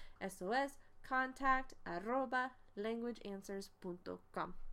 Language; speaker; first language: Spanish; non-native, fluent; English